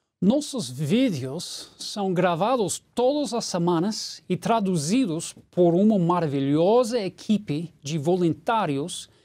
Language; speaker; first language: Portuguese; non-native, fluent; English